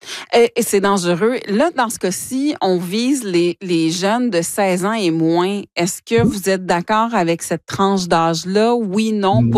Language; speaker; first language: French; native; French